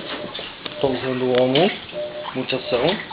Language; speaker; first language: Portuguese; native; Portuguese